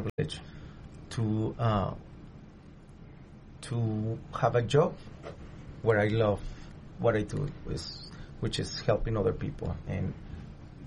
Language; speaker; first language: English; non-native, fluent; Spanish